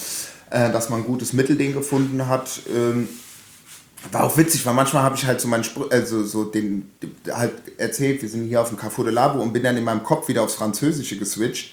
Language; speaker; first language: German; native; German